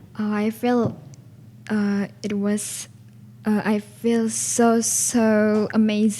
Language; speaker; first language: English; non-native, learner; Indonesian